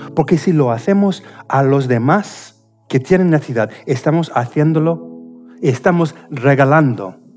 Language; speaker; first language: Spanish; non-native, fluent; English